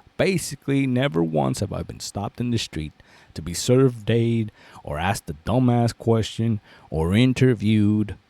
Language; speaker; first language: English; native; English